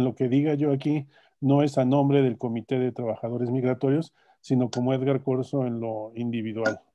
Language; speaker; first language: Spanish; native; Spanish